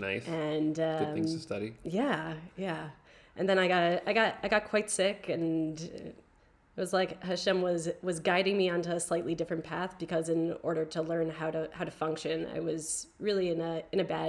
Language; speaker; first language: English; native; English